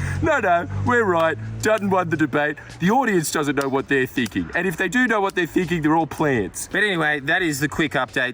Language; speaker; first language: English; native; English